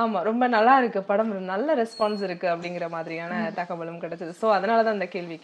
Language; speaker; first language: Tamil; native; Tamil